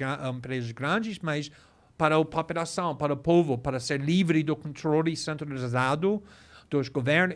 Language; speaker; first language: Portuguese; non-native, fluent; English